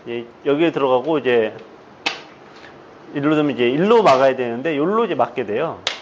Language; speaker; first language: Korean; native; Korean